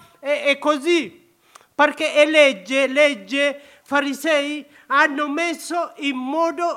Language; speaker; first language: Italian; non-native, learner; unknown